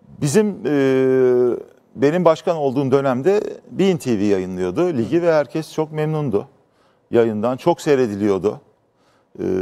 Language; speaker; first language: Turkish; native; Turkish